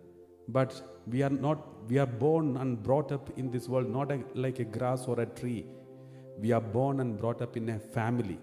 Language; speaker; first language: English; non-native, local second language; Malayalam